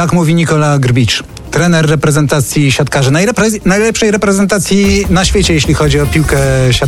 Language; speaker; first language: Polish; native; Polish